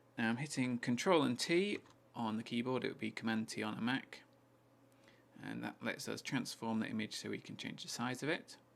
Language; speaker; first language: English; native; English